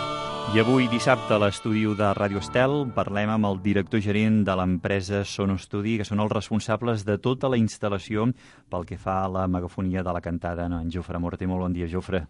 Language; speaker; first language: Catalan; native; Catalan